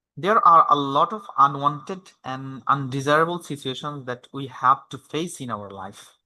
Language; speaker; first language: English; non-native, local second language; Bangla